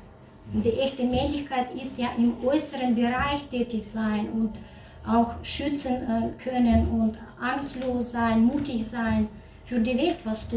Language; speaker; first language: German; non-native, learner; Russian